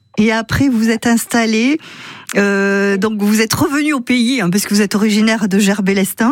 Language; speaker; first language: French; native; French